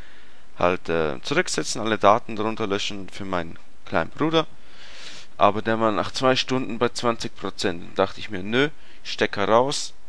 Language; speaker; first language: German; native; German